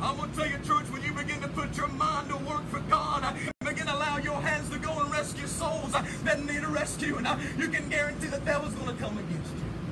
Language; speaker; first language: English; native; English